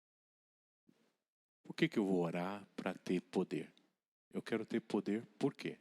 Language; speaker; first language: Portuguese; native; Portuguese